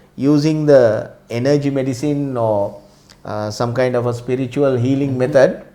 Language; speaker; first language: English; non-native, local second language; Sinhala